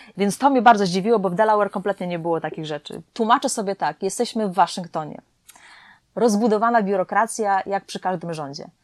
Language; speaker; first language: Polish; native; Polish